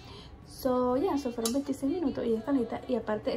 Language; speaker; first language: Spanish; early bilingual, heritage; Spanish